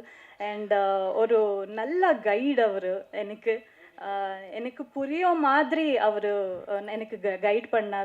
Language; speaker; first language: Tamil; non-native, learner; Kannada